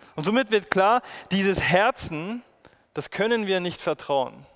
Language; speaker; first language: German; native; German